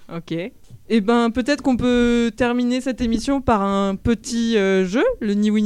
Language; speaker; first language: French; native; French